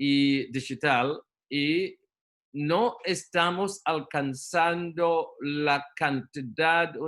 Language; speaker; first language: Spanish; non-native, learner; Portuguese